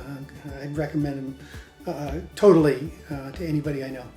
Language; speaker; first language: English; native; English